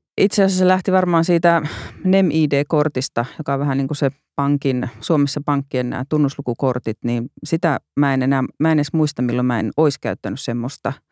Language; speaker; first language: Finnish; native; Finnish